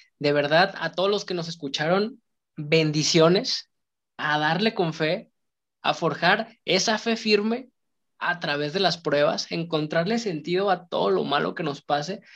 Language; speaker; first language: Spanish; native; Spanish